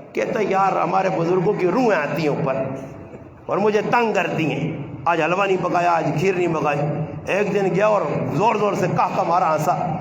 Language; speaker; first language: Urdu; non-native, local second language; Punjabi